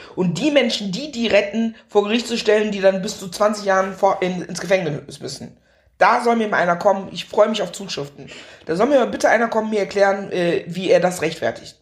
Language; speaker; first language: German; early bilingual, other home language; Akan